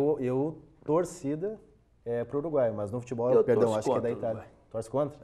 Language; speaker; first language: Portuguese; native; Portuguese